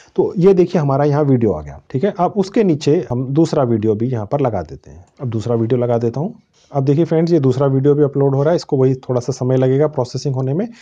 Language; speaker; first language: Hindi; native; Hindi